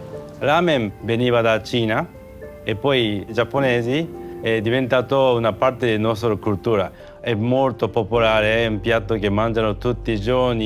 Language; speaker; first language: Italian; non-native, learner; Japanese